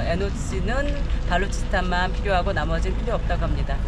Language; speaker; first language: Korean; native; Korean